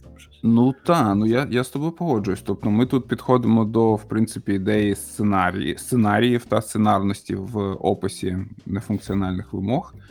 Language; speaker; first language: Ukrainian; native; Ukrainian